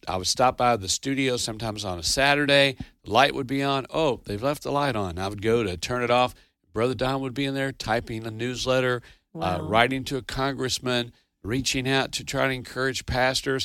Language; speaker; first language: English; native; English